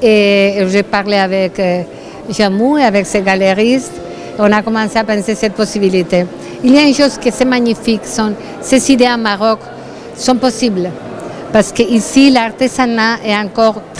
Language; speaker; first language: French; non-native, fluent; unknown